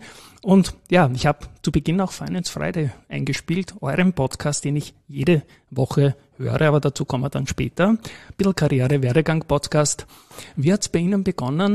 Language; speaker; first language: German; native; German